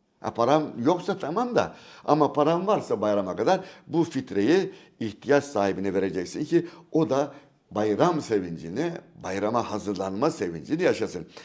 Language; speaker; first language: Turkish; native; Turkish